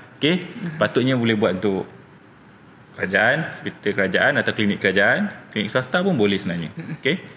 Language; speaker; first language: Malay; native; Malay